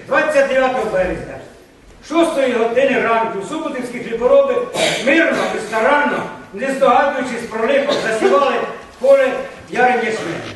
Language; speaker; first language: Ukrainian; native; Ukrainian